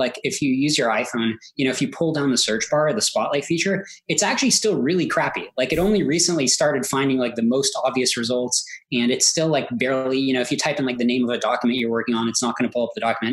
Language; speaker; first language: English; early bilingual, other home language; Hebrew